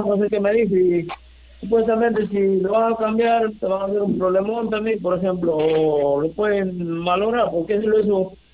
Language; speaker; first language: Spanish; native; Spanish